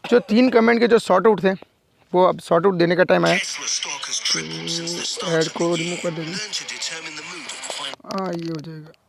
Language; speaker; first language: Hindi; native; Hindi